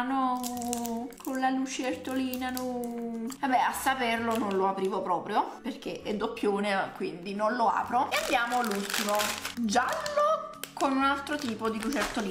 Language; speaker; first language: Italian; native; Italian